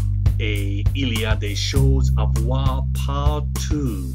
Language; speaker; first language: French; non-native, learner; English